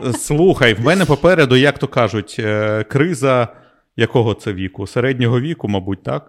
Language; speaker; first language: Ukrainian; non-native, local second language; Russian